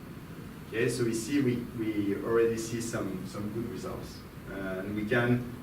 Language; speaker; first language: English; non-native, fluent; French